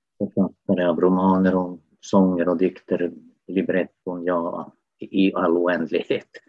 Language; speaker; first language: Swedish; non-native, local second language; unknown